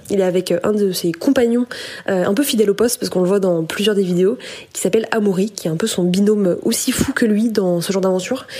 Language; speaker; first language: French; native; French